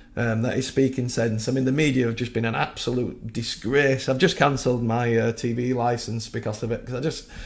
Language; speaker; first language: English; native; English